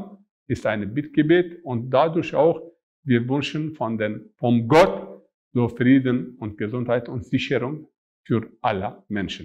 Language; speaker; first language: German; non-native, fluent; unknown